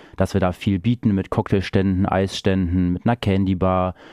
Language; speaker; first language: German; native; German